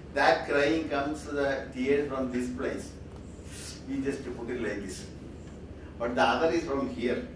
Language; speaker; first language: English; non-native, local second language; Malayalam